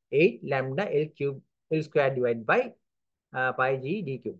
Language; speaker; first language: English; non-native, local second language; Sinhala